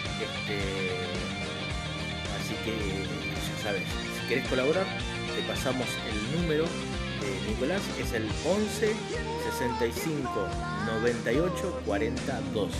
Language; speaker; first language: Spanish; native; Spanish